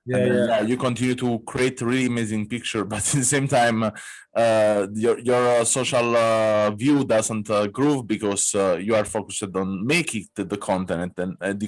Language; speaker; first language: English; non-native, fluent; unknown